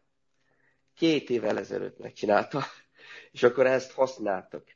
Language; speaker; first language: Hungarian; non-native, learner; Romanian